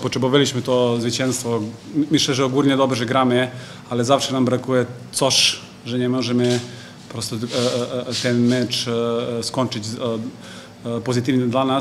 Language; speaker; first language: Polish; non-native, fluent; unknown